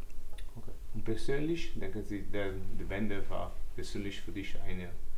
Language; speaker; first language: German; non-native, learner; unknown